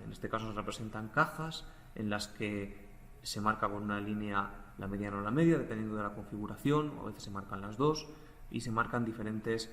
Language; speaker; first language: Spanish; native; Spanish